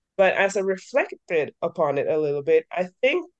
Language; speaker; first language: English; early bilingual, other home language; Norwegian